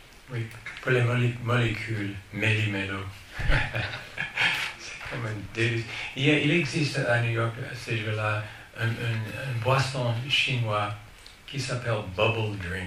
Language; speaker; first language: French; non-native, fluent; English